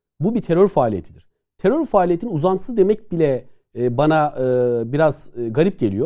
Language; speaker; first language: Turkish; native; Turkish